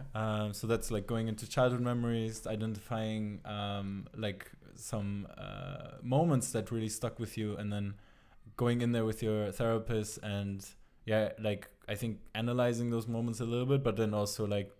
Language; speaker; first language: English; non-native, fluent; German